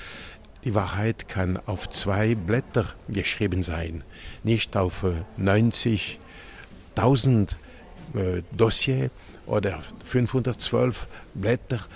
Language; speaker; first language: German; non-native, local second language; French